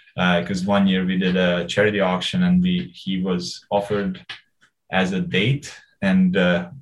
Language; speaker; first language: English; non-native, fluent; Hungarian